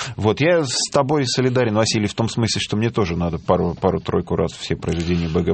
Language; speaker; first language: Russian; native; Russian